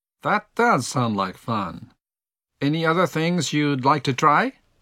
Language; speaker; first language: English; non-native, fluent; Japanese